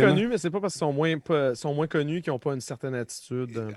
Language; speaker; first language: French; native; French